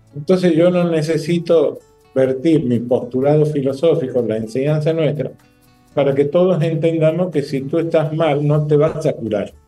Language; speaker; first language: Spanish; native; Spanish